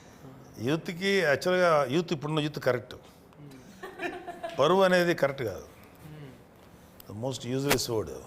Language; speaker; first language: Telugu; native; Telugu